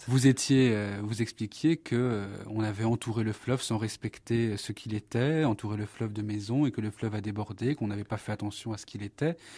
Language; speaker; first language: French; native; French